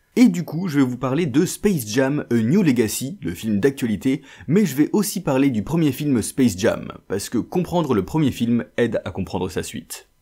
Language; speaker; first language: French; native; French